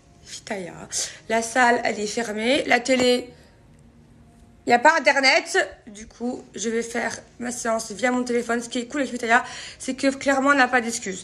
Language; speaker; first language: French; native; French